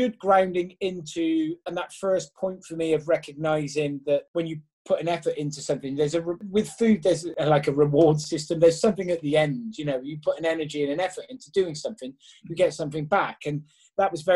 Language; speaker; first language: English; native; English